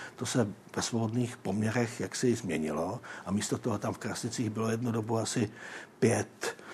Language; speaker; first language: Czech; native; Czech